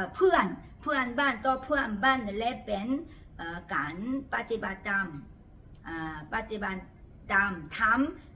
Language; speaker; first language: Thai; non-native, fluent; Korean